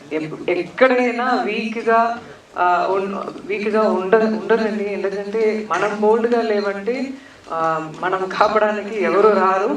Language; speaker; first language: Telugu; non-native, learner; Tamil